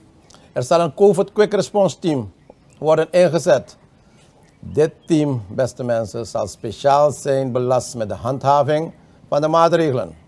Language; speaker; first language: Dutch; native; Dutch